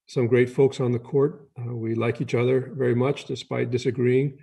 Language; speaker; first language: English; native; English